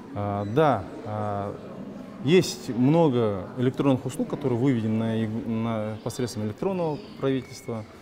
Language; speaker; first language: Russian; non-native, local second language; Kazakh